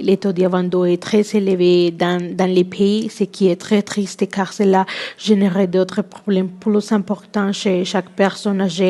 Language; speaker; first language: French; non-native, learner; Spanish